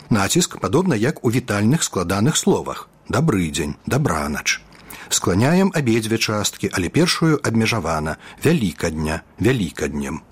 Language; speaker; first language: Belarusian; native; Belarusian